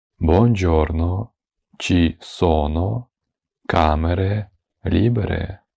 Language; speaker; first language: Italian; non-native, fluent; Ukrainian